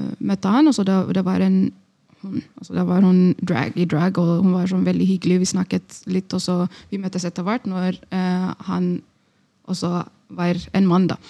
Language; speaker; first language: Norwegian; non-native, fluent; Amharic